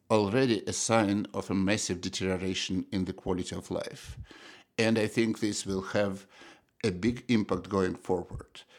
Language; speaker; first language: English; non-native, fluent; Russian